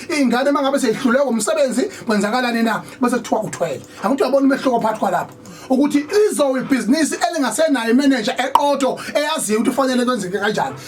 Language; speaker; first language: Zulu; native; Zulu